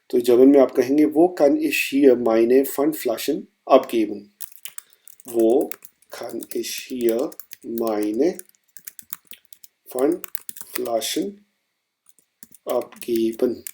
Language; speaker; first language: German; non-native, fluent; Urdu